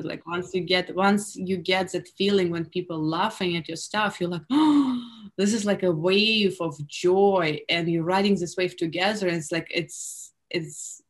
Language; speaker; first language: English; non-native, fluent; Russian